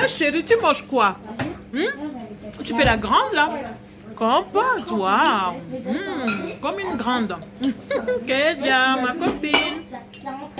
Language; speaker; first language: French; native; French